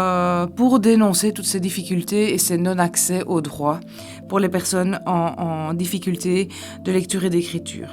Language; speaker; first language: French; native; French